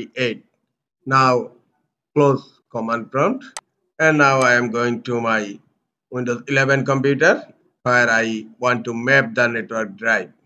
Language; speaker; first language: English; non-native, local second language; Bangla